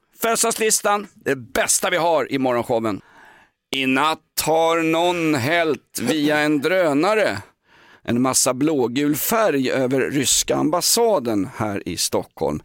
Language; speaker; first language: Swedish; native; Swedish